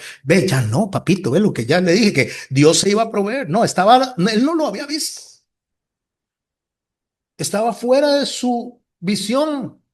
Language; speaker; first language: Spanish; native; Spanish